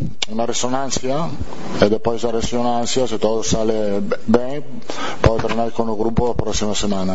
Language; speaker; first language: Portuguese; non-native, fluent; Italian